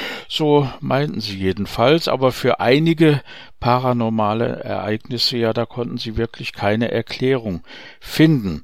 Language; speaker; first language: German; native; German